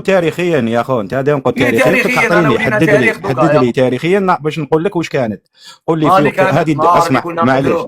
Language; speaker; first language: Arabic; native; Arabic